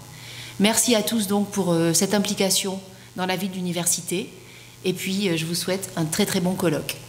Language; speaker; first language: French; native; French